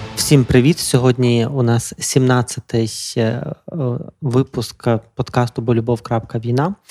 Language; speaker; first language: Ukrainian; native; Ukrainian